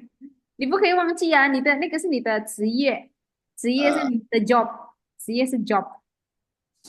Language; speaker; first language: Chinese; non-native, fluent; Indonesian